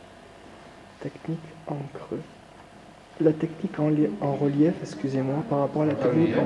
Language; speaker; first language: French; native; French